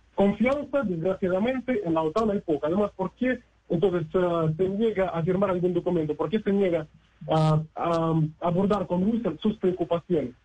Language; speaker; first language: Spanish; non-native, fluent; Russian